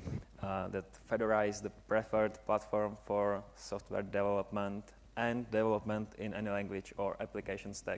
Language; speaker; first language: English; non-native, fluent; Czech